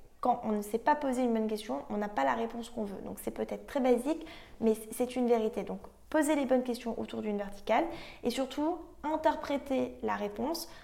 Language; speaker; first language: French; native; French